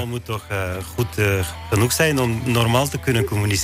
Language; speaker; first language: Dutch; non-native, fluent; Bulgarian